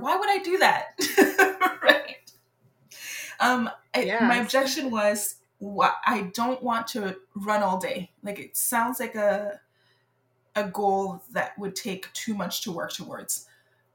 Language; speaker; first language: English; non-native, fluent; French